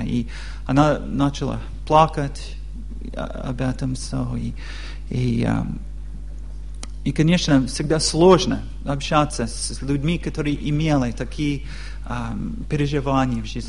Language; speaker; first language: Russian; non-native, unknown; English